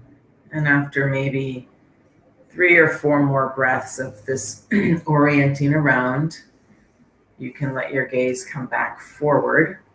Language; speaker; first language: English; native; English